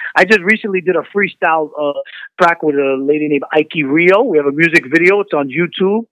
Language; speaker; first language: English; native; English